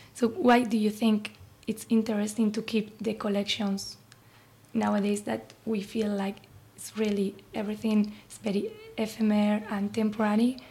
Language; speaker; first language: English; non-native, fluent; Basque